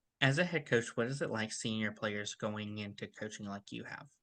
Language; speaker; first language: English; native; English